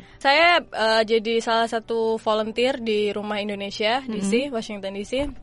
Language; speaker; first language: Indonesian; native; Indonesian